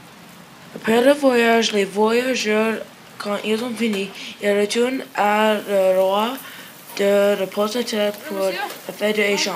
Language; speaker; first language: French; non-native, learner; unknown